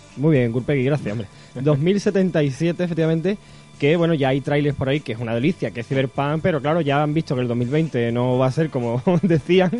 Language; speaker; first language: Spanish; native; Spanish